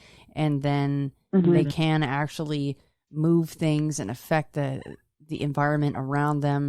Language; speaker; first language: English; native; English